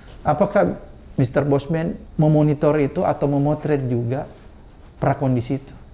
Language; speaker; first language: Indonesian; native; Indonesian